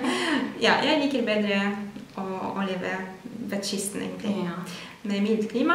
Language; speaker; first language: Norwegian; non-native, fluent; Polish